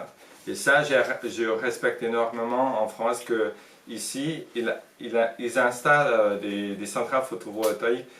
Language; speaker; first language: French; non-native, fluent; Hungarian